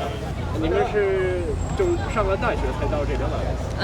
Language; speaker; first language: Chinese; non-native, fluent; Russian